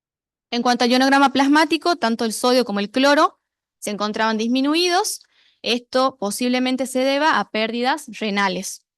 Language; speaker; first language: Spanish; native; Spanish